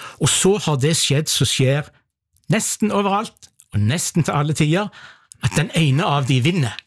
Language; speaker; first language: Norwegian; native; Norwegian